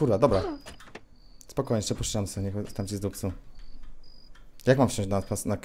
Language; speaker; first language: Polish; native; Polish